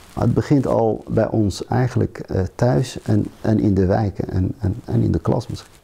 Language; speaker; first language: Dutch; early bilingual, other home language; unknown